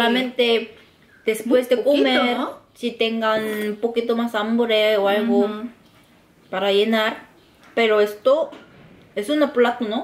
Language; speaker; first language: Spanish; non-native, learner; Korean